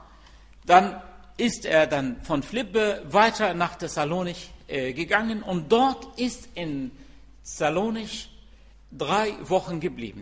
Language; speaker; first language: German; non-native, fluent; Arabic